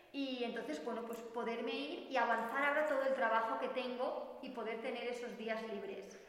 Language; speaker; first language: Spanish; native; Spanish